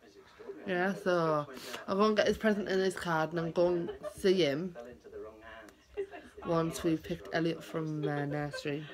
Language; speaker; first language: English; native; English